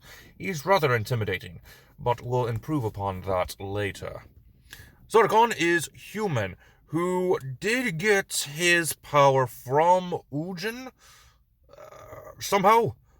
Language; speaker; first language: English; native; English